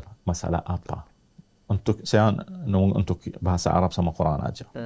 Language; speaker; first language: Indonesian; non-native, learner; Arabic